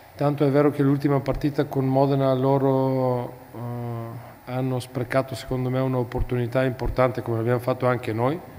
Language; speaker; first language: Italian; non-native, fluent; Bulgarian